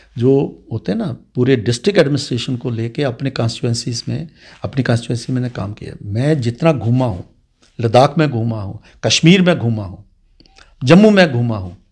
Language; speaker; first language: Hindi; non-native, local second language; Dogri